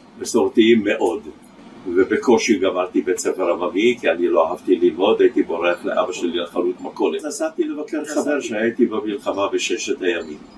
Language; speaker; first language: Hebrew; early bilingual, other home language; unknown